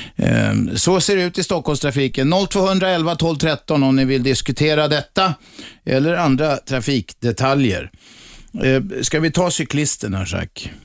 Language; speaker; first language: Swedish; native; Swedish